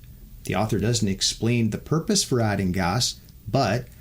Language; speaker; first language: English; native; English